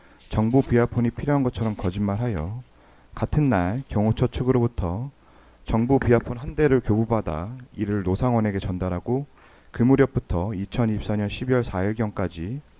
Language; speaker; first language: Korean; native; Korean